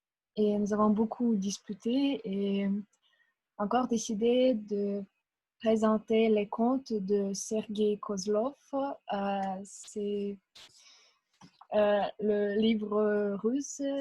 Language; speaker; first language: French; non-native, learner; Russian